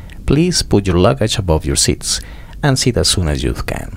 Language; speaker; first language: English; non-native, learner; Spanish